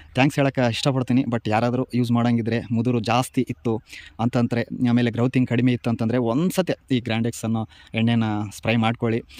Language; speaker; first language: Kannada; native; Kannada